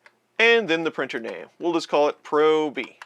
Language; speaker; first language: English; native; English